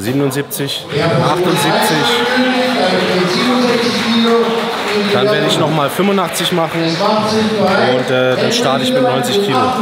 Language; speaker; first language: German; native; German